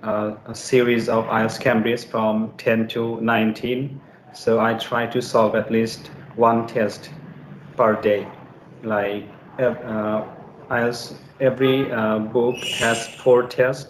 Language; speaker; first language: English; non-native, learner; Bangla